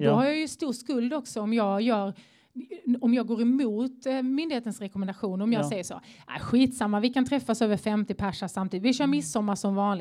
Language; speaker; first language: Swedish; native; Swedish